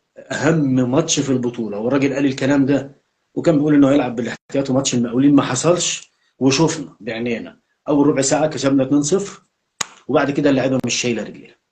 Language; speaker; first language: Arabic; native; Arabic